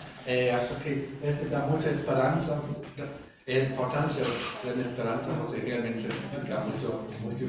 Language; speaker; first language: Portuguese; non-native, learner; German